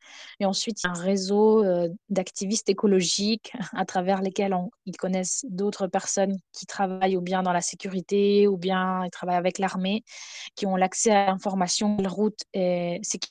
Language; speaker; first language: French; non-native, fluent; Ukrainian